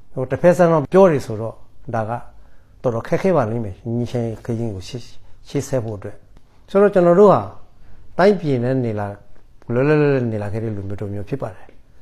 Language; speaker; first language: Burmese; native; Burmese